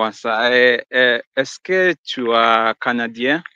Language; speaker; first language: French; non-native, learner; Swahili